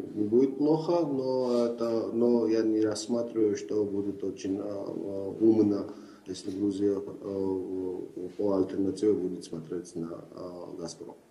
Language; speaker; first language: Russian; non-native, fluent; Georgian